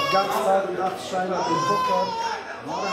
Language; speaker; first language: German; non-native, learner; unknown